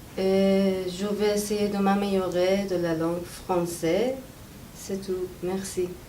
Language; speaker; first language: French; non-native, learner; Persian